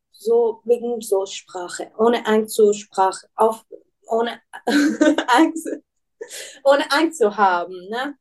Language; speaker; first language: German; non-native, learner; Persian